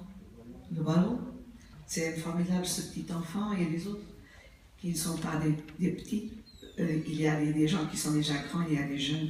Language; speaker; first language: French; non-native, fluent; Portuguese